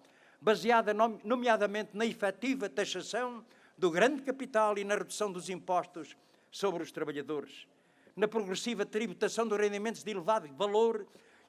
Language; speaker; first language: Portuguese; native; Portuguese